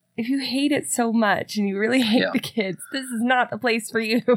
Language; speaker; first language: English; native; English